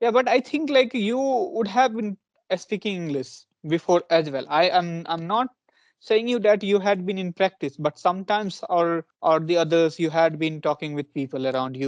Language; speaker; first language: English; non-native, local second language; Punjabi